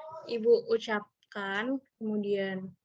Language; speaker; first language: Indonesian; native; Indonesian